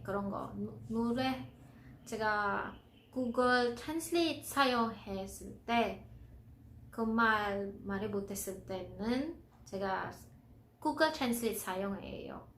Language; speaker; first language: Korean; non-native, learner; Filipino